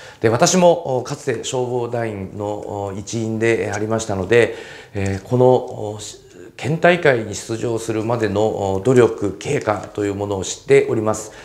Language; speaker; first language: Japanese; native; Japanese